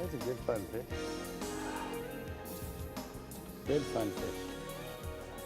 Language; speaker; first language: English; native; English